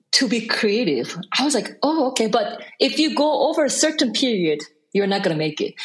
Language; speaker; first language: English; non-native, fluent; Korean